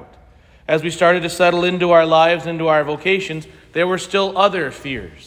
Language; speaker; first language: English; native; English